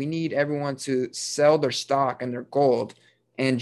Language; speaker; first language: English; native; English